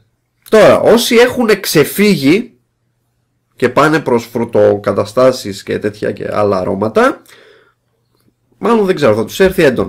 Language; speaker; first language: Greek; native; Greek